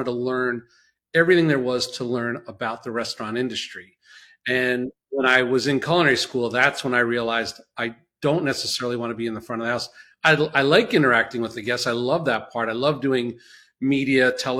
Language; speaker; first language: English; native; English